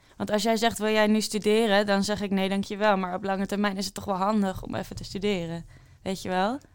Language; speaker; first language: Dutch; native; Dutch